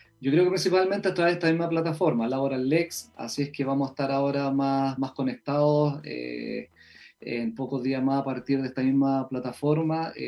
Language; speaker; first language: Spanish; native; Spanish